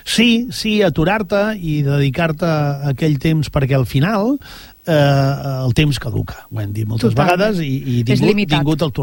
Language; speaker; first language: Catalan; native; Catalan